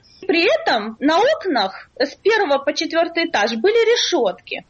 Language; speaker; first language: Russian; native; Russian